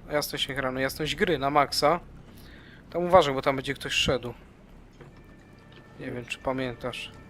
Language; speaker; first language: Polish; native; Polish